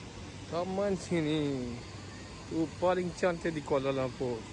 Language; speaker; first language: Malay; non-native, learner; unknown